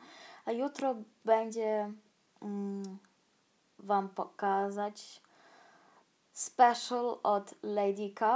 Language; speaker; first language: Polish; non-native, learner; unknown